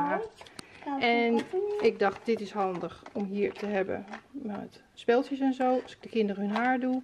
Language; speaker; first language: Dutch; native; Dutch